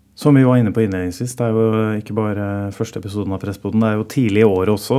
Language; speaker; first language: Norwegian; native; Norwegian